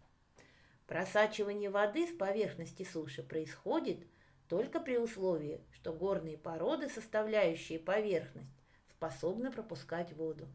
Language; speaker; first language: Russian; native; Russian